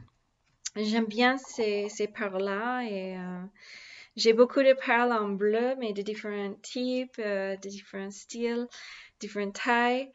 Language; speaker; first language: French; non-native, learner; English